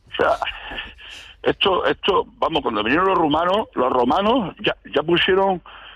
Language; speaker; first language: Spanish; native; Spanish